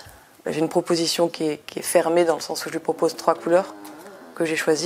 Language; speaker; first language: French; native; French